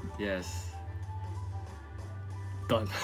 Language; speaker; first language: English; non-native, learner; Korean